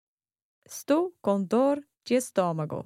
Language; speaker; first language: Portuguese; non-native, learner; English